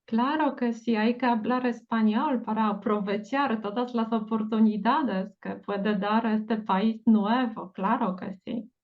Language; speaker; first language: Spanish; non-native, fluent; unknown